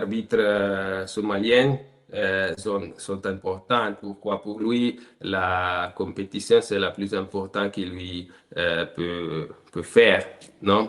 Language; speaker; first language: French; non-native, learner; Italian